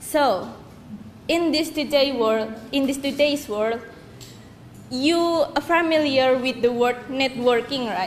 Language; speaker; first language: English; non-native, learner; Indonesian